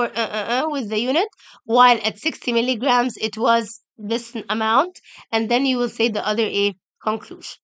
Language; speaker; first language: English; non-native, local second language; Arabic